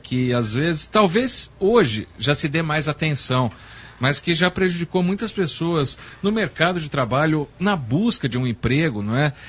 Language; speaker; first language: Portuguese; native; Portuguese